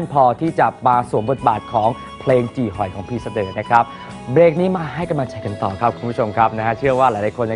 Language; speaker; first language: Thai; native; Thai